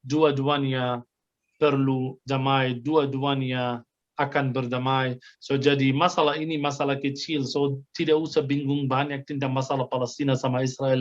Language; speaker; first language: Indonesian; non-native, fluent; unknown